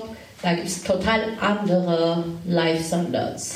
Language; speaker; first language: German; non-native, learner; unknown